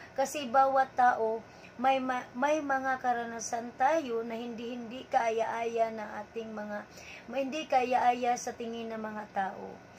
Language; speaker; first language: Filipino; non-native, local second language; Cebuano